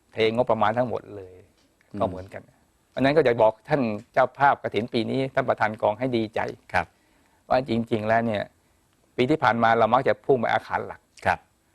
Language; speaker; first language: Thai; native; Thai